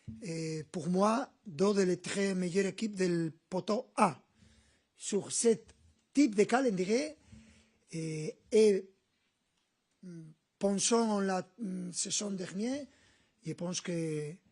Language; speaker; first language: French; non-native, fluent; Spanish